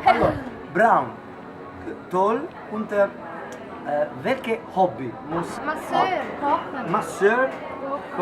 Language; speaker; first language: German; non-native, learner; Italian